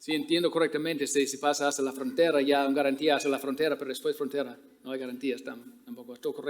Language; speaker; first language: Spanish; non-native, fluent; English